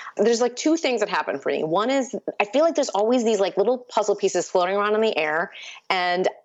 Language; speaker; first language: English; early bilingual, other home language; Urdu